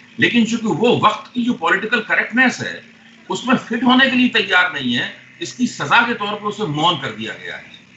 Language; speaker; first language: Hindi; native; Hindi